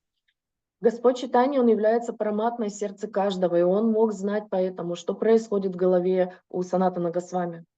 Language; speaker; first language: Russian; native; Russian